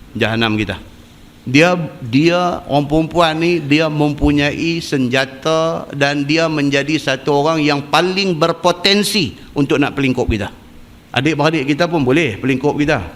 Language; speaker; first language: Malay; native; Malay